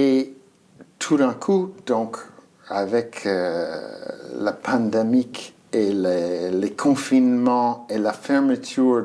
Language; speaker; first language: French; non-native, fluent; English